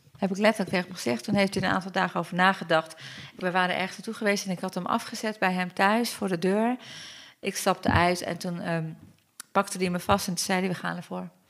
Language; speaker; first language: Dutch; early bilingual, other home language; Turkish